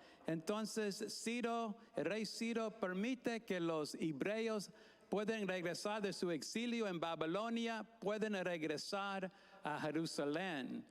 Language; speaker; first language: Spanish; non-native, fluent; English